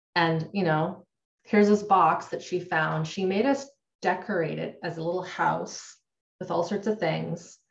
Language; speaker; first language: English; native; English